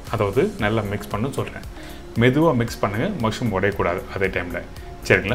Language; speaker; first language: Tamil; native; Tamil